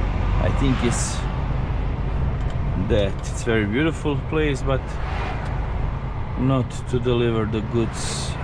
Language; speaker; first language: English; non-native, learner; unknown